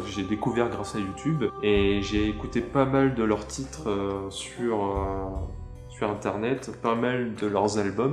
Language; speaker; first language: French; native; French